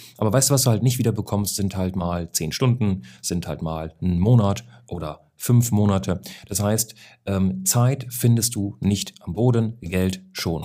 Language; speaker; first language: German; native; German